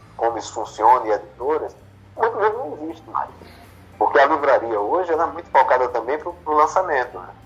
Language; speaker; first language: Portuguese; native; Portuguese